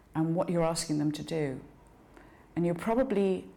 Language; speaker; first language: English; native; English